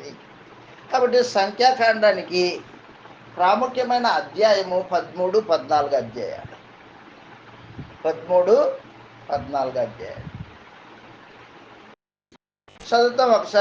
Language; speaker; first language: Telugu; native; Telugu